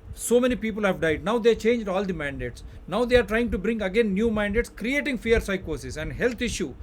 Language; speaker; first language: English; non-native, local second language; Telugu